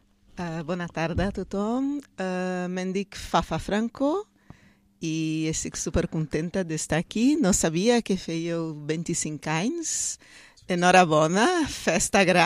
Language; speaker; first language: Catalan; non-native, fluent; Portuguese